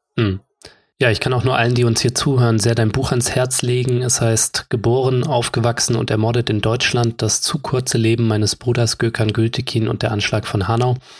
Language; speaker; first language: German; native; German